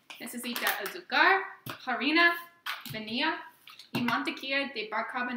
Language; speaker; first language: Spanish; non-native, learner; English